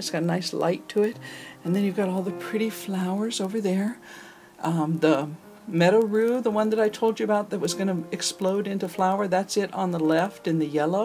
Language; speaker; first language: English; native; English